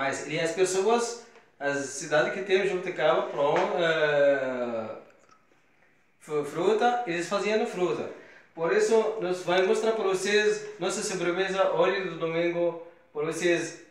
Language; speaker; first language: Portuguese; non-native, learner; Arabic